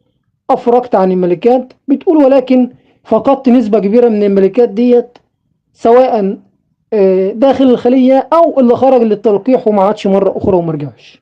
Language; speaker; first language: Arabic; native; Arabic